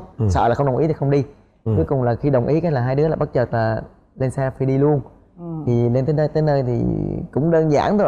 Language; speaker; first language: Vietnamese; native; Vietnamese